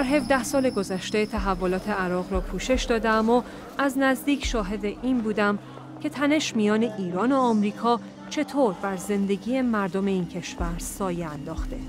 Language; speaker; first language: Persian; native; Persian